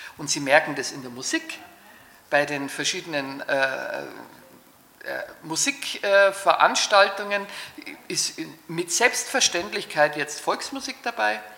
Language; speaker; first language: German; native; German